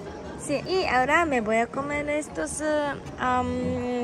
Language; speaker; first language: Spanish; non-native, learner; Japanese